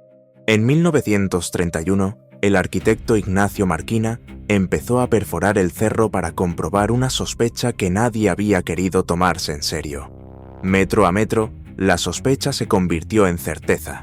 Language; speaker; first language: Spanish; native; Spanish